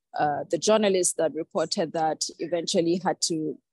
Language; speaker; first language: English; non-native, local second language; Hausa